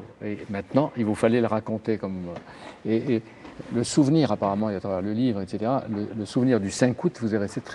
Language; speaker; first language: French; native; French